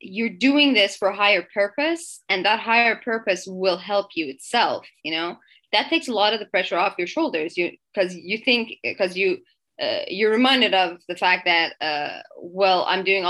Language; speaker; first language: English; non-native, fluent; Persian